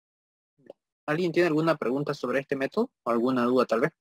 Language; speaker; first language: Spanish; native; Spanish